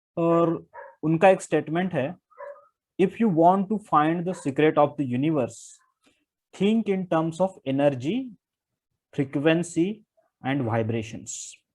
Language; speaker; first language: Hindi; non-native, local second language; Marathi